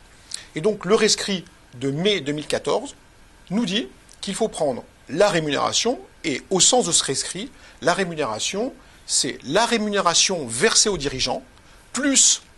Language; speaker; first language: French; native; French